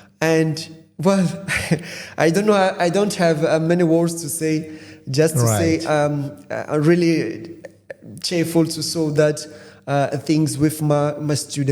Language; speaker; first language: English; non-native, fluent; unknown